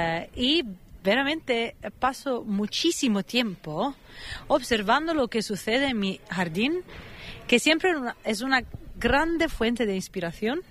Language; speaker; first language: Spanish; non-native, fluent; Italian